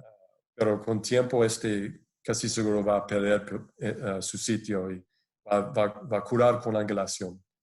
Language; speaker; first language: Spanish; non-native, fluent; English